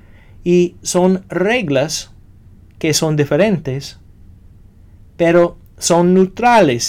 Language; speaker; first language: Spanish; non-native, fluent; English